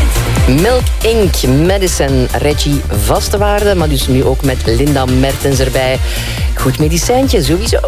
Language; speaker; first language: Dutch; native; Dutch